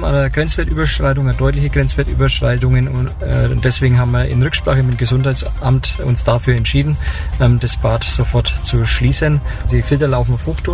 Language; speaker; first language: German; native; German